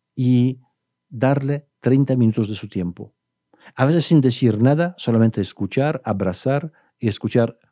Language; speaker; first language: Spanish; non-native, fluent; Polish